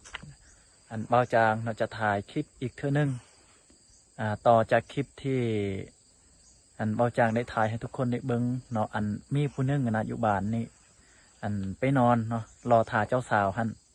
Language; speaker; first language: Thai; non-native, local second language; Lao